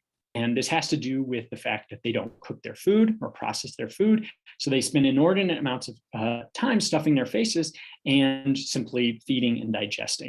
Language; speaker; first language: English; native; English